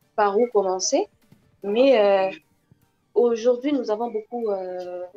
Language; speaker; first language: French; non-native, local second language; Lingala